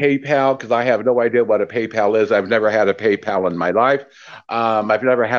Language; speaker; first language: English; native; English